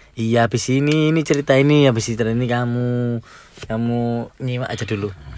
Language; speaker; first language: Indonesian; non-native, local second language; Javanese